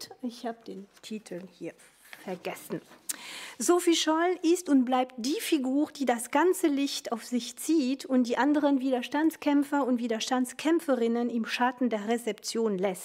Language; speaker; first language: German; non-native, fluent; French